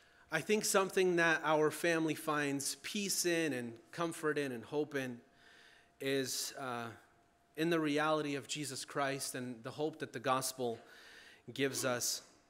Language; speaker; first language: English; early bilingual, other home language; Ukrainian